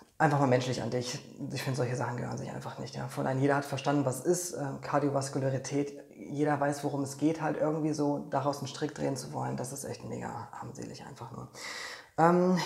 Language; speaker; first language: German; non-native, fluent; Polish